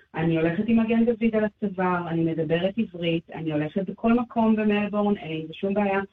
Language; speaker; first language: Hebrew; native; Hebrew